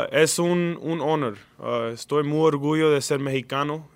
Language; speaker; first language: Spanish; early bilingual, other home language; English